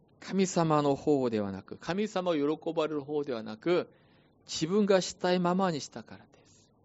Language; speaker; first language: Japanese; non-native, fluent; Korean